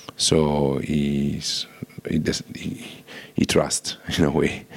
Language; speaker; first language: English; non-native, fluent; Italian